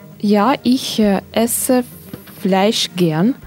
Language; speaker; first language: German; non-native, learner; Russian